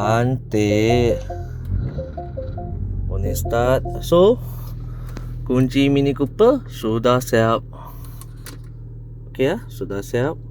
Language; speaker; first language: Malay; non-native, local second language; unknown